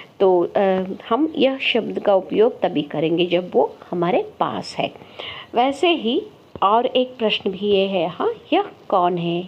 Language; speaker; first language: Hindi; non-native, local second language; Kannada